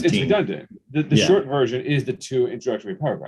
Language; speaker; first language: English; native; English